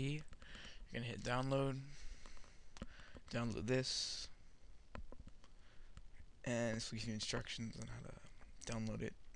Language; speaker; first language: English; native; English